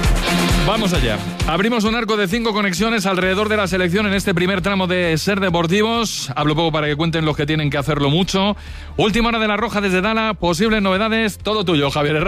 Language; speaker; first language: Spanish; native; Spanish